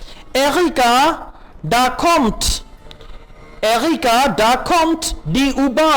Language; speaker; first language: German; non-native, fluent; Urdu